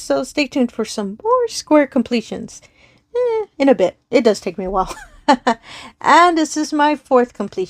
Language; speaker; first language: English; native; English